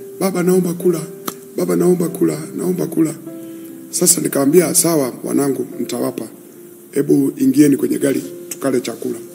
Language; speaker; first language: Swahili; native; Swahili